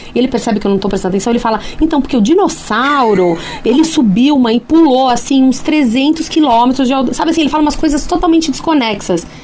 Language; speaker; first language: Portuguese; native; Portuguese